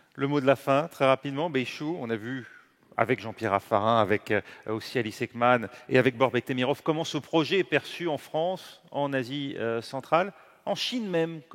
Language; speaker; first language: French; native; French